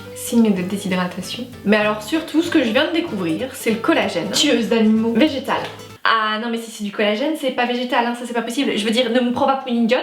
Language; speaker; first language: French; native; French